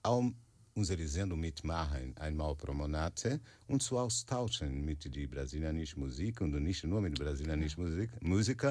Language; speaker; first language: German; non-native, learner; Portuguese